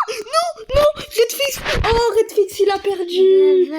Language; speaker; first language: French; native; French